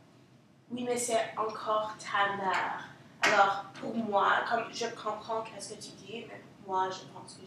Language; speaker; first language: French; non-native, local second language; English